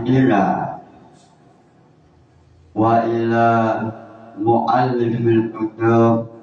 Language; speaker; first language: Arabic; non-native, fluent; Indonesian